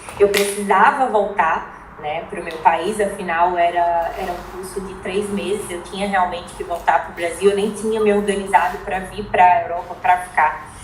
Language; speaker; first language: Portuguese; native; Portuguese